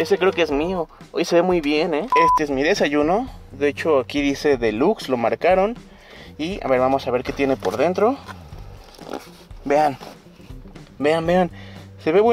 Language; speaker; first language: Spanish; native; Spanish